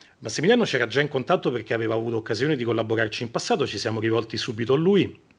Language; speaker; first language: Italian; native; Italian